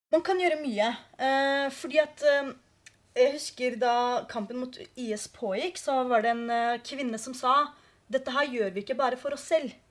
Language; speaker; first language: Norwegian; early bilingual, other home language; Kurdish